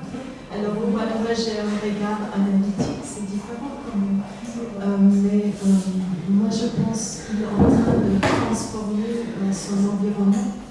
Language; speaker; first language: French; non-native, fluent; German